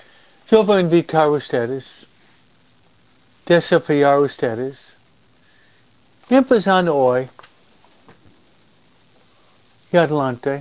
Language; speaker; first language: Spanish; non-native, fluent; English